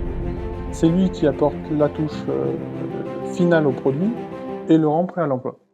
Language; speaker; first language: French; native; French